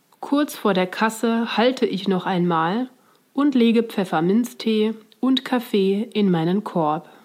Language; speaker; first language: German; non-native, fluent; Swiss German